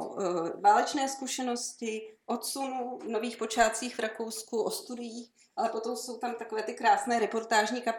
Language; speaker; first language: Czech; native; Czech